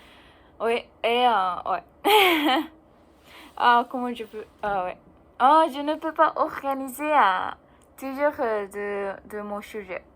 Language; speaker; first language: French; non-native, learner; Japanese